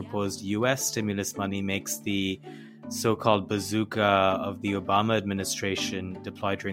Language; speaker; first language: English; non-native, local second language; Hindi